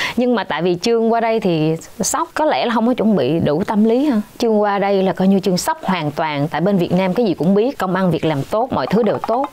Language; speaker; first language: Vietnamese; native; Vietnamese